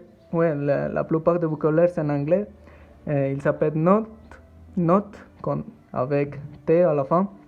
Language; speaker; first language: French; non-native, learner; Spanish